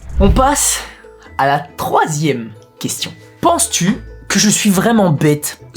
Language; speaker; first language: French; native; French